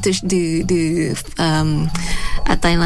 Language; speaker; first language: Portuguese; non-native, fluent; Thai